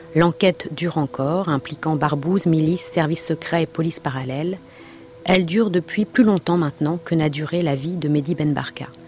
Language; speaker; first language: French; native; French